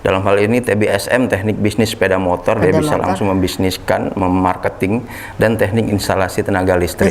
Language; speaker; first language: Indonesian; native; Indonesian